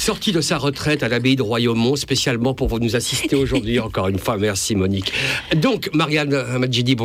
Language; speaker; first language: French; native; French